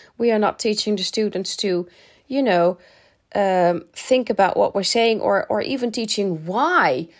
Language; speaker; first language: English; non-native, fluent; Dutch